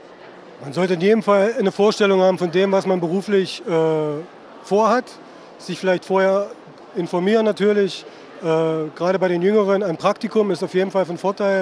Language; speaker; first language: German; native; German